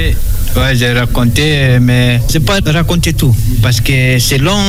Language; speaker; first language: French; non-native, learner; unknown